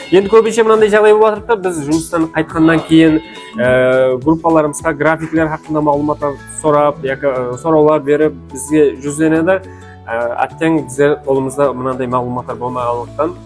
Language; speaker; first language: Uzbek; non-native, local second language; Kara-Kalpak